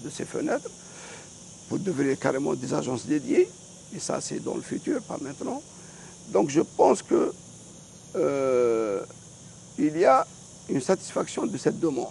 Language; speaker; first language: French; non-native, local second language; Arabic